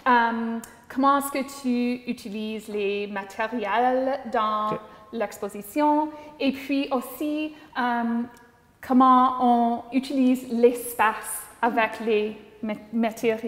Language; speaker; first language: French; non-native, local second language; English